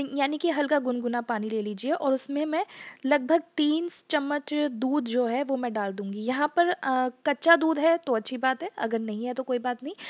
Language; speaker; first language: Hindi; native; Hindi